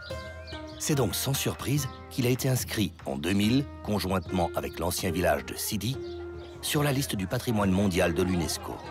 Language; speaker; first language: French; native; French